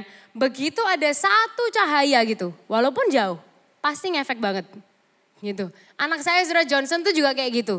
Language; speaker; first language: Indonesian; native; Indonesian